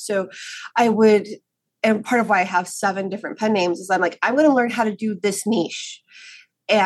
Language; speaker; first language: English; native; English